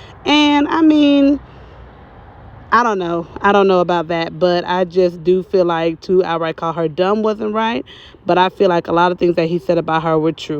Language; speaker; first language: English; native; English